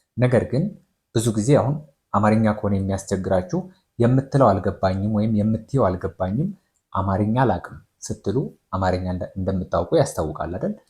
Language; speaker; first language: Amharic; non-native, local second language; Oromo